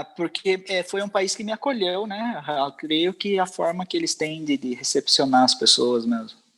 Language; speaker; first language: Portuguese; native; Portuguese